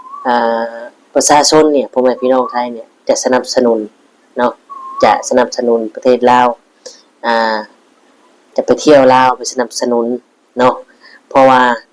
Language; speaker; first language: Thai; non-native, local second language; Northeastern Thai